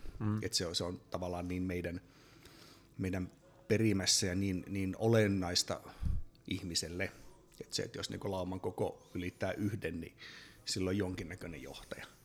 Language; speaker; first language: Finnish; native; Finnish